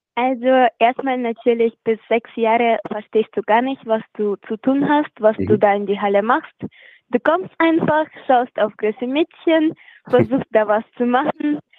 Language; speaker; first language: German; non-native, fluent; Russian